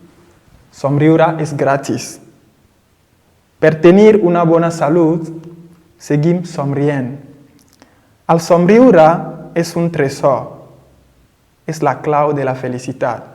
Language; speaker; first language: Catalan; non-native, fluent; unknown